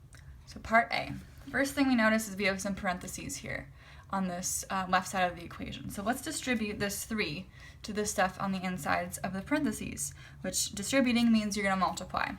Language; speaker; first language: English; native; English